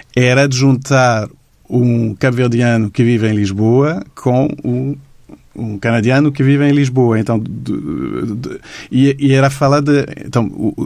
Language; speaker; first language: Portuguese; non-native, fluent; English